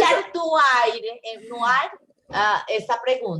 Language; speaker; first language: Portuguese; non-native, learner; Spanish